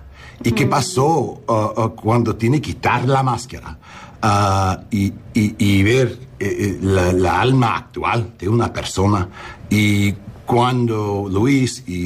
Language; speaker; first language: Spanish; early bilingual, heritage; English